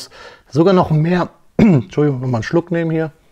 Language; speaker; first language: German; native; German